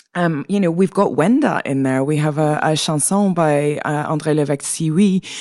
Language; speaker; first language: English; native; English